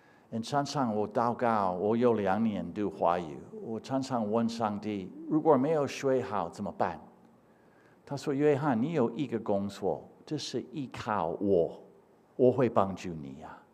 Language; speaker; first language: Chinese; non-native, fluent; English